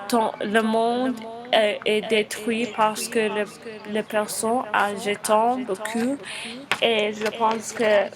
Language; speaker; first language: French; non-native, learner; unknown